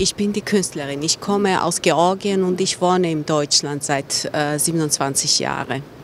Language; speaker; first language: German; non-native, fluent; Georgian